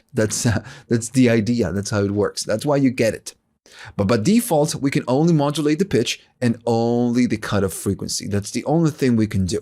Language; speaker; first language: English; non-native, fluent; Spanish